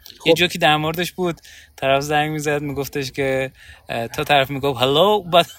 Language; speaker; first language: Persian; native; Persian